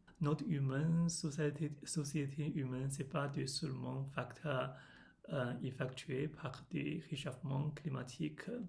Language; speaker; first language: French; non-native, learner; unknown